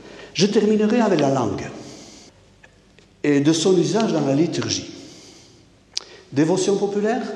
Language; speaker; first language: French; native; French